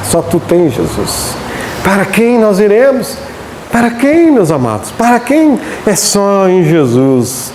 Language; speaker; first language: Portuguese; native; Portuguese